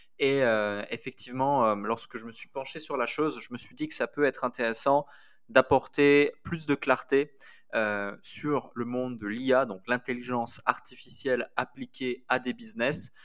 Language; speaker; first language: French; native; French